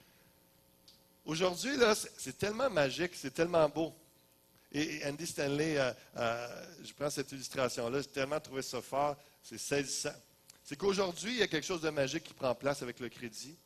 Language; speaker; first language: French; native; French